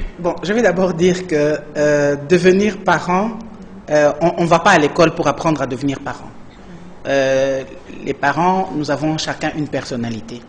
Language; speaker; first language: French; non-native, local second language; Lingala